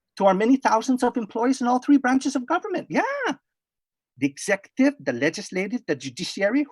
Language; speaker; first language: English; non-native, fluent; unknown